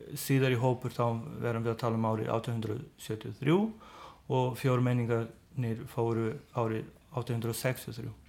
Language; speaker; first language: Icelandic; non-native, fluent; Portuguese